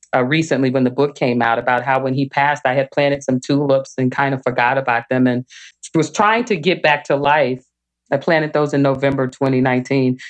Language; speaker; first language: English; native; English